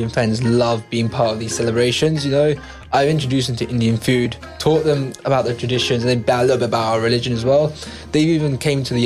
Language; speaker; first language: English; native; English